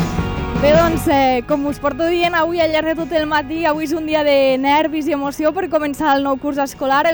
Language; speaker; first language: Catalan; native; Catalan